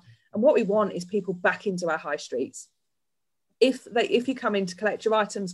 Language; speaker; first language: English; native; English